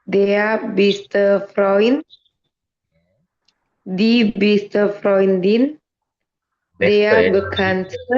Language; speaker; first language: German; non-native, learner; Indonesian